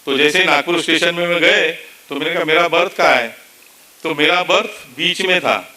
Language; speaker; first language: Hindi; non-native, local second language; Marathi